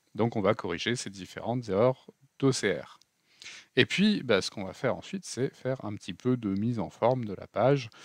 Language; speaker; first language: French; native; French